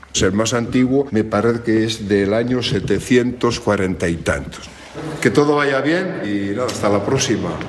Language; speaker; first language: Spanish; native; Spanish